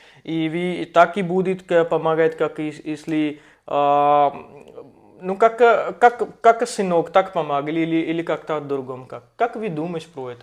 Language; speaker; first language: Russian; non-native, learner; Hindi